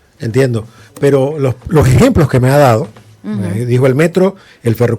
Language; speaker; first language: Spanish; native; Spanish